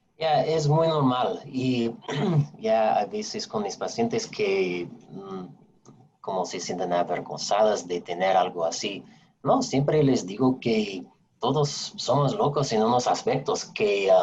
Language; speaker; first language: Spanish; non-native, fluent; English